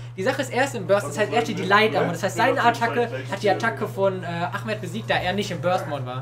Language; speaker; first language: German; native; German